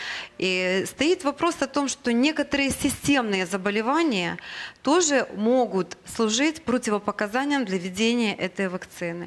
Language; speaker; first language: Russian; native; Russian